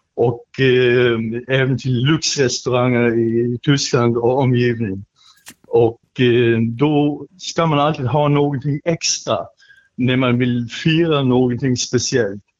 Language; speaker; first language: Swedish; non-native, fluent; German